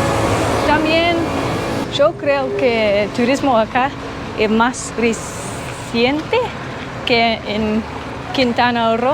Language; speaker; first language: Spanish; non-native, learner; English